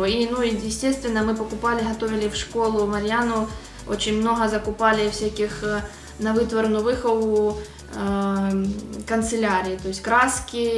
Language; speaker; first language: Russian; native; Russian